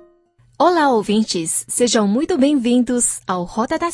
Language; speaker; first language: Portuguese; non-native, fluent; Chinese